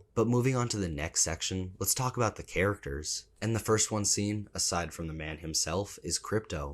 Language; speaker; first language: English; native; English